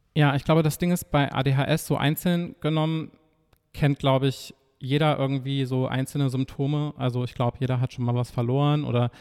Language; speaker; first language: German; native; German